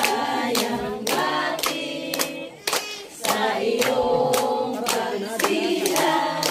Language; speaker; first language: Filipino; native; Filipino